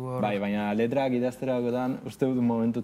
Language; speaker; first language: Basque; non-native, local second language; Spanish